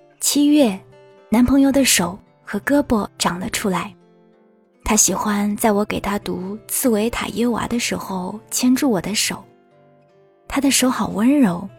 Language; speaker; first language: Chinese; native; Chinese